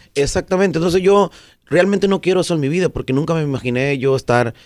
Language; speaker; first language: Spanish; native; Spanish